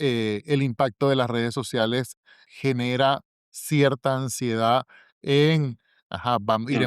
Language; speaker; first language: Spanish; native; Spanish